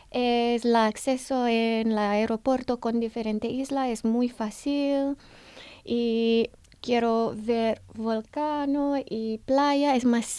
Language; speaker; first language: Spanish; non-native, learner; Indonesian